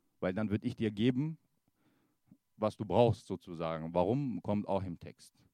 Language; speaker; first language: German; early bilingual, other home language; Kurdish